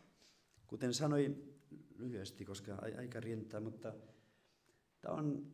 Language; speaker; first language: Finnish; non-native, fluent; Spanish